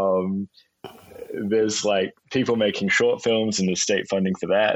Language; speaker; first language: English; native; English